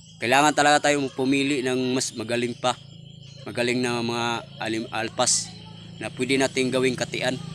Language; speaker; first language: Filipino; non-native, local second language; Cebuano